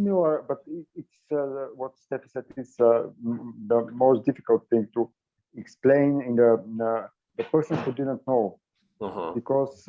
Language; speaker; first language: English; non-native, learner; Bulgarian